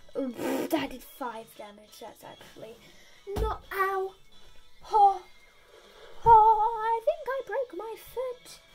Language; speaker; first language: English; native; English